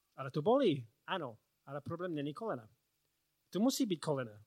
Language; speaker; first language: Czech; non-native, learner; English